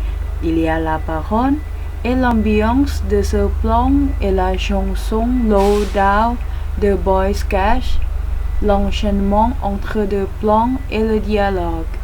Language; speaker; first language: French; non-native, learner; Thai